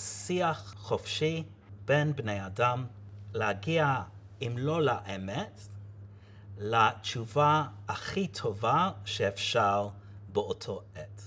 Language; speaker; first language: Hebrew; non-native, fluent; English